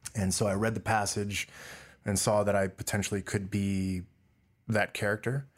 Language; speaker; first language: English; early bilingual, other home language; Dutch